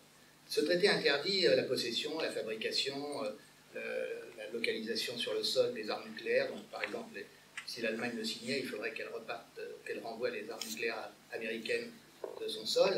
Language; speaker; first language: French; native; French